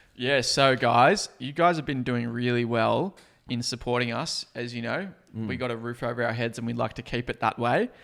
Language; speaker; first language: English; native; English